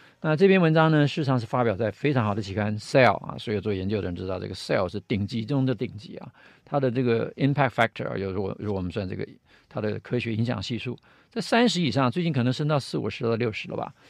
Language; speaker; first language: Chinese; native; Chinese